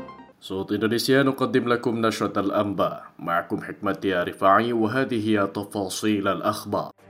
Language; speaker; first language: Arabic; non-native, fluent; Indonesian